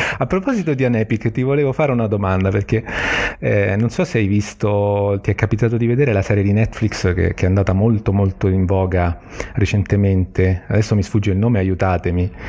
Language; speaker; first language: Italian; native; Italian